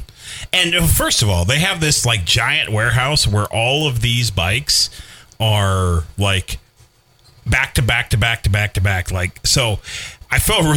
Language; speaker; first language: English; native; English